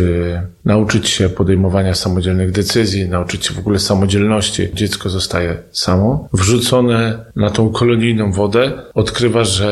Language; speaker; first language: Polish; native; Polish